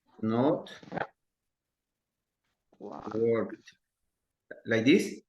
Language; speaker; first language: English; non-native, learner; Spanish